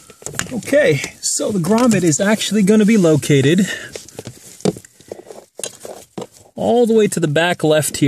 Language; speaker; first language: English; native; English